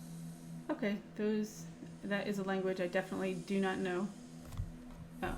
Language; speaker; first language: English; native; English